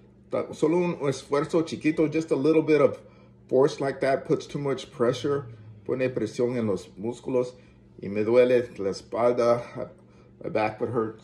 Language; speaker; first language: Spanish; early bilingual, heritage; Spanish